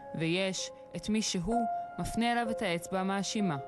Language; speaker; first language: Hebrew; native; Hebrew